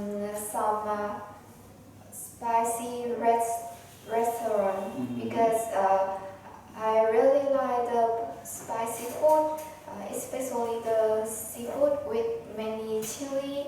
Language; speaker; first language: English; non-native, learner; Vietnamese